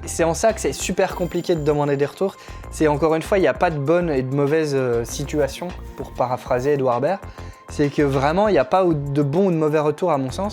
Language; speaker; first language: French; native; French